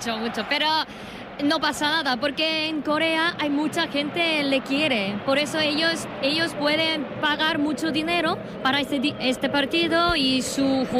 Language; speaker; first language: Spanish; non-native, learner; Korean